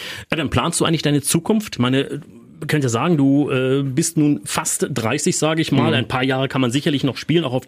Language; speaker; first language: German; native; German